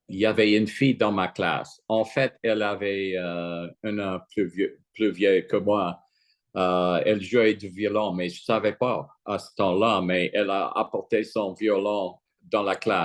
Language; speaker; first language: French; non-native, fluent; English